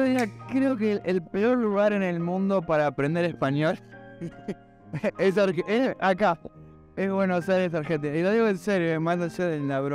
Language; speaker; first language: Spanish; native; Spanish